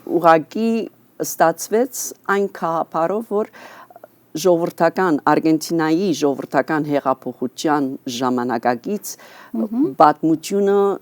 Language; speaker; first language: Armenian; early bilingual, heritage; Armenian